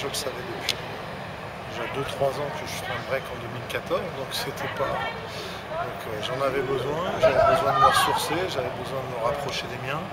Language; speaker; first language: French; native; French